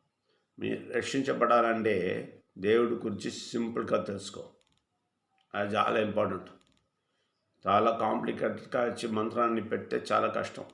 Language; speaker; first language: Telugu; non-native, fluent; Malayalam